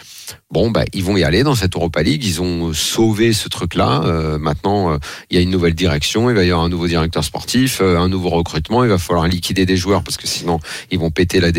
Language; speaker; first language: French; native; French